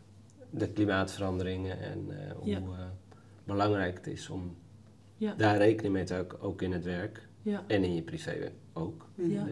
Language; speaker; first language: Dutch; native; Dutch